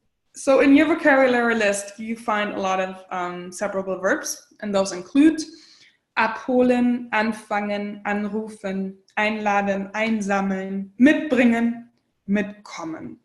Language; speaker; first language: German; non-native, fluent; English